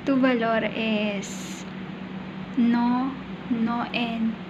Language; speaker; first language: Spanish; non-native, learner; Filipino